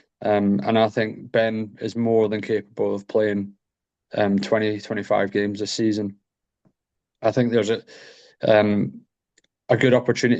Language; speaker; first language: English; native; English